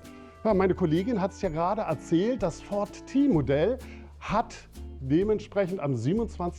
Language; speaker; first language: German; native; German